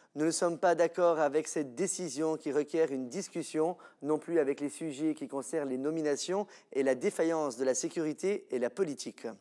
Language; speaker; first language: French; non-native, local second language; Arabic